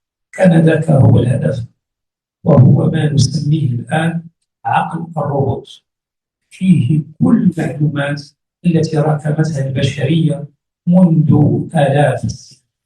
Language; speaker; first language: Arabic; native; Arabic